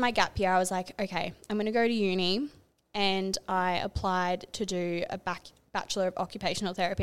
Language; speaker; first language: English; native; English